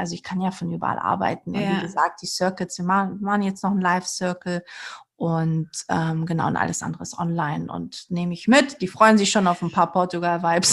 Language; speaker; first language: German; early bilingual, other home language; Portuguese